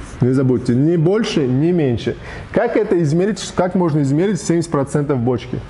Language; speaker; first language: Russian; non-native, local second language; Uzbek